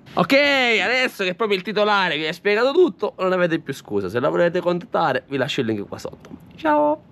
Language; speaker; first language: Italian; non-native, local second language; Sicilian